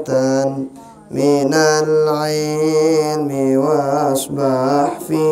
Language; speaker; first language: Arabic; non-native, fluent; Indonesian